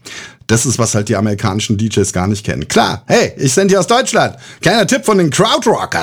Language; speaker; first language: German; native; German